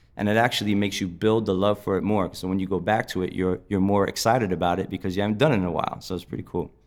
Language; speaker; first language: English; native; English